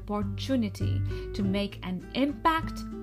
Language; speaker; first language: English; non-native, local second language; Urdu